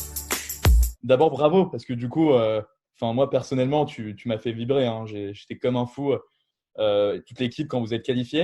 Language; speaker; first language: French; native; French